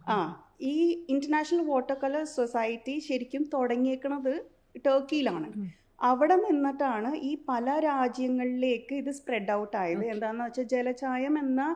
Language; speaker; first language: Malayalam; early bilingual, heritage; Malayalam